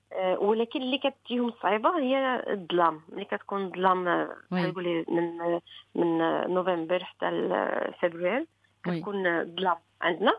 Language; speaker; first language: Arabic; early bilingual, heritage; Arabic